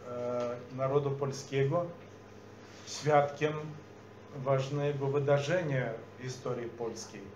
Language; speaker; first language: Polish; non-native, fluent; Belarusian